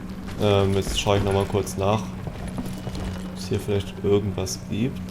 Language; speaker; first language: German; native; German